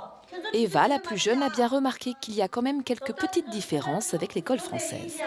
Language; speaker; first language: French; native; French